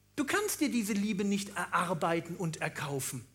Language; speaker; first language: German; native; German